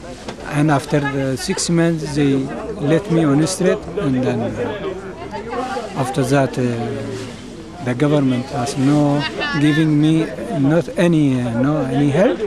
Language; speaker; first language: English; non-native, learner; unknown